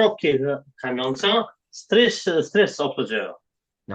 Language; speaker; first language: Korean; non-native, learner; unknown